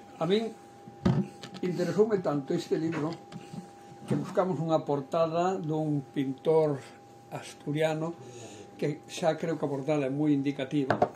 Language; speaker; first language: Galician; native; Galician